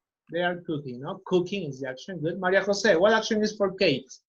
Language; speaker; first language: English; non-native, fluent; Spanish